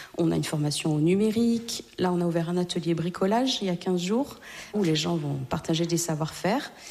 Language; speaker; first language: French; native; French